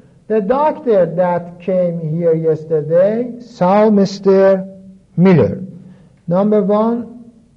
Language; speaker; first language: English; non-native, fluent; Persian